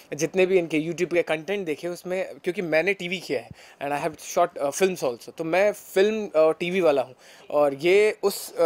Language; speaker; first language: Hindi; native; Hindi